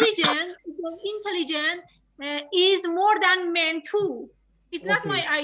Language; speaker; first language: English; non-native, learner; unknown